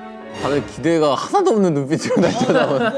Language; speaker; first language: Korean; native; Korean